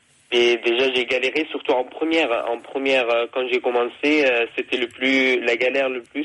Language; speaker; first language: French; non-native, fluent; Arabic